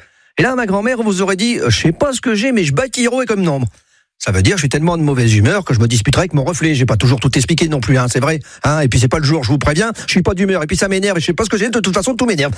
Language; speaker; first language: French; native; French